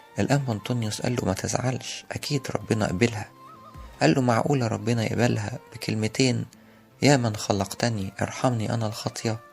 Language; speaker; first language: Egyptian Arabic; native; Egyptian Arabic